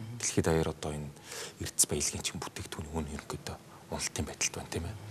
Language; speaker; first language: Mongolian; native; Mongolian